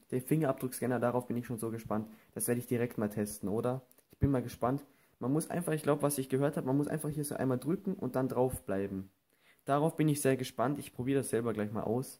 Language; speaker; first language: German; native; German